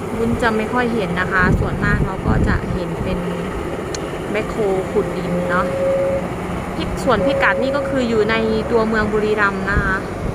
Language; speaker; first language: Thai; non-native, local second language; Northeastern Thai